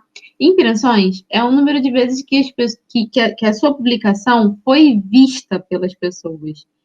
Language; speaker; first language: Portuguese; native; Portuguese